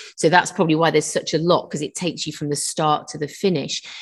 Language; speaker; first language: English; native; English